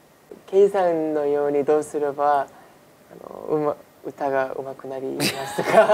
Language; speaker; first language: Japanese; non-native, learner; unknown